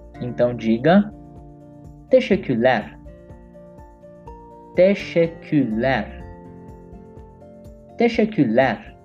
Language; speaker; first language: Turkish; non-native, learner; Portuguese